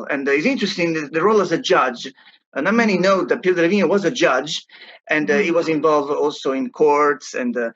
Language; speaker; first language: English; non-native, fluent; Italian